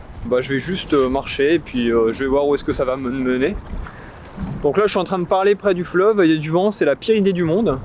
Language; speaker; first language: French; native; French